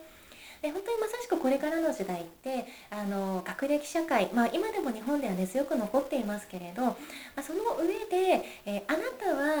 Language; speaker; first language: Japanese; native; Japanese